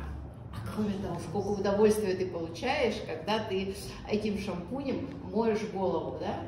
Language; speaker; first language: Russian; native; Russian